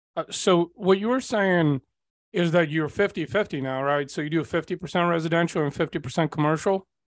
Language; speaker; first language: English; early bilingual, other home language; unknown